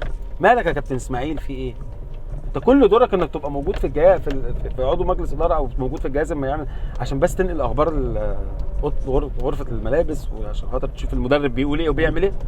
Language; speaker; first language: Arabic; native; Arabic